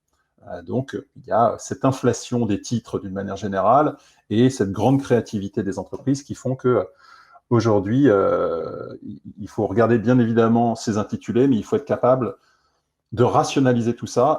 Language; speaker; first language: French; native; French